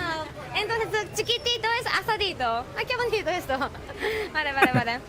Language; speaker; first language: Spanish; non-native, learner; Japanese